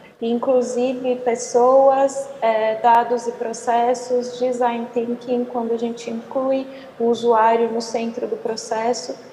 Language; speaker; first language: Portuguese; native; Portuguese